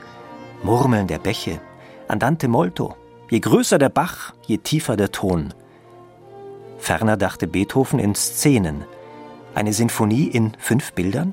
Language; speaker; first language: German; native; German